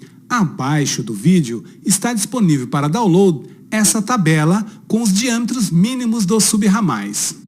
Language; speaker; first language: Portuguese; native; Portuguese